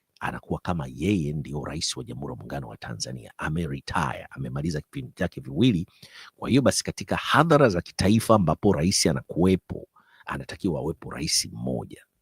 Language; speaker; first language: Swahili; native; Swahili